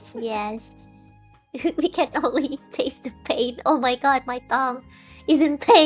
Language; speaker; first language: English; non-native, fluent; Indonesian